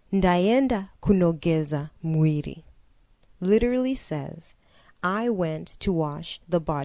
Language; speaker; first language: English; non-native, local second language; Shona